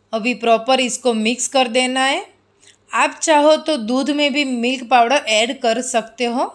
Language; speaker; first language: Hindi; non-native, local second language; Gujarati